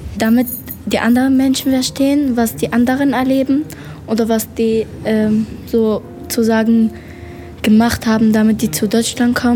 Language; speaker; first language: German; non-native, learner; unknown